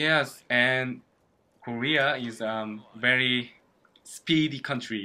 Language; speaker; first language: English; non-native, learner; Korean